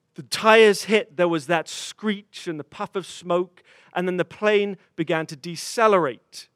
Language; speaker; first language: English; native; English